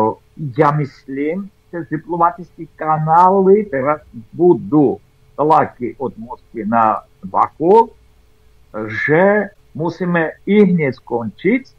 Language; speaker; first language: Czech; non-native, fluent; Armenian